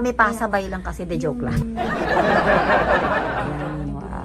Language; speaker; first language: Filipino; native; Filipino